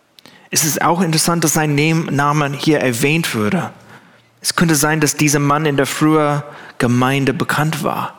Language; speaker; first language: German; non-native, fluent; English